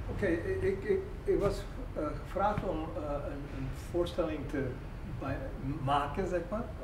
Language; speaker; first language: Dutch; non-native, fluent; English